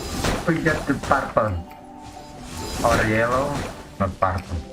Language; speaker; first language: English; non-native, learner; Indonesian